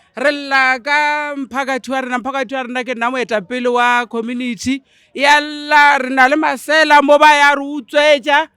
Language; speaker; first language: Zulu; native; Zulu